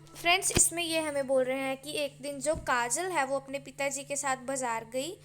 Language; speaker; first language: Hindi; non-native, local second language; Punjabi